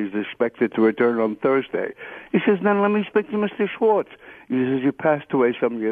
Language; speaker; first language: English; native; English